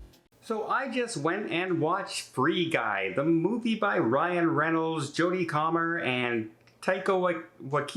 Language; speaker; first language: English; native; English